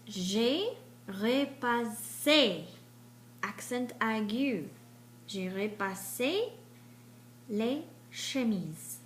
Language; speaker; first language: French; non-native, fluent; English